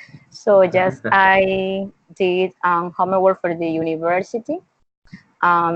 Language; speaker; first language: English; non-native, learner; Spanish